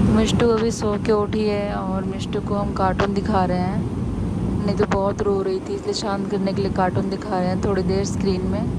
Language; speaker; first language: Hindi; native; Hindi